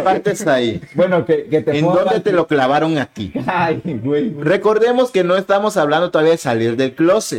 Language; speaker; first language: Spanish; native; Spanish